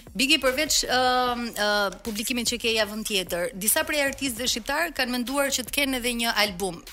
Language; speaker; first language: Albanian; native; Albanian